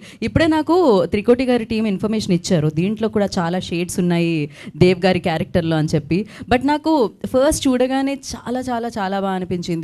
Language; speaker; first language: Telugu; native; Telugu